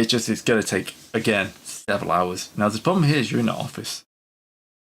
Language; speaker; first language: English; native; English